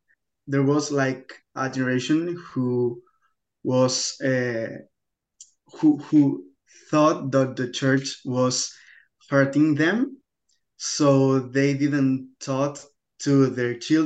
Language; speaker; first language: English; non-native, fluent; Spanish